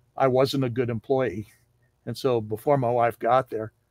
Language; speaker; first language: English; native; English